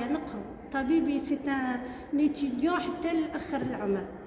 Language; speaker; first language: Arabic; native; Arabic